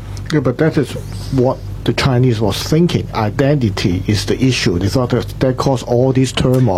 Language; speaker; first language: English; non-native, local second language; Cantonese